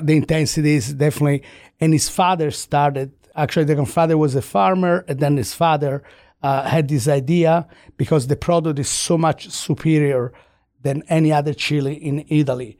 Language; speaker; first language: English; non-native, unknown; Italian